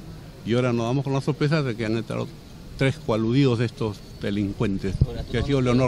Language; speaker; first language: Spanish; native; Spanish